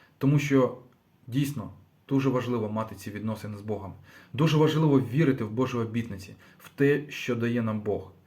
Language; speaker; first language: Ukrainian; native; Ukrainian